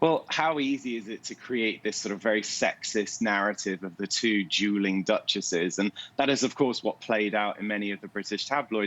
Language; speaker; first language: English; native; English